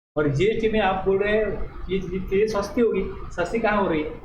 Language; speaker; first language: Hindi; non-native, local second language; Marathi